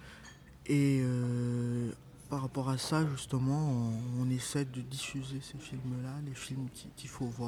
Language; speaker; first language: French; non-native, local second language; Malagasy